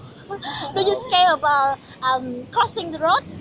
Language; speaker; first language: English; non-native, learner; Vietnamese